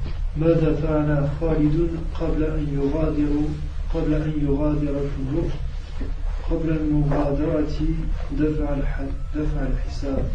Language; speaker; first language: Arabic; non-native, learner; French